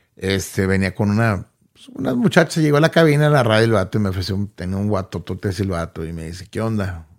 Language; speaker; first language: Spanish; early bilingual, heritage; Spanish